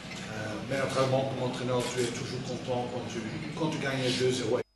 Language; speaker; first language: French; non-native, fluent; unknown